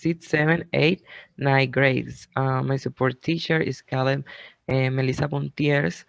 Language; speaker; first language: English; non-native, learner; Spanish